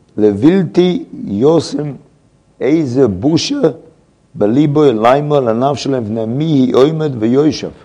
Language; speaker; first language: Hebrew; non-native, fluent; English